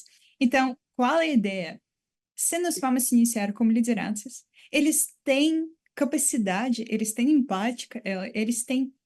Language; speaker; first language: Portuguese; non-native, fluent; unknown